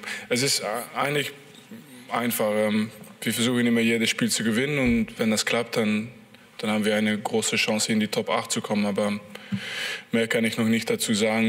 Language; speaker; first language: German; non-native, fluent; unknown